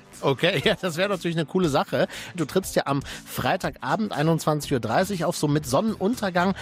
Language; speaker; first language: German; native; German